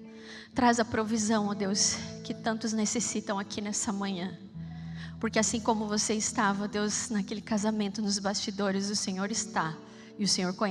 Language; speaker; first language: Portuguese; native; Portuguese